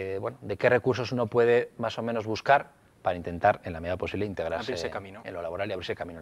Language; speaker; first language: Spanish; native; Spanish